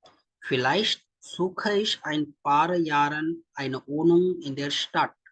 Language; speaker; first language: German; non-native, fluent; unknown